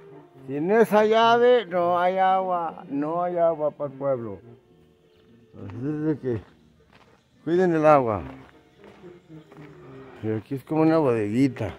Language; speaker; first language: Spanish; native; Spanish